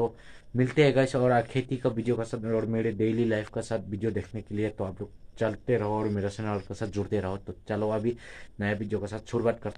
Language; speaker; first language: Hindi; non-native, local second language; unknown